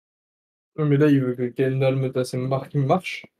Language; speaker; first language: French; native; French